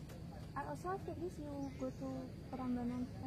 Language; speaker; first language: English; non-native, learner; Javanese